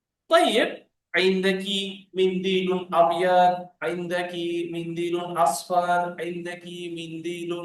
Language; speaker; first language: Arabic; non-native, fluent; Bangla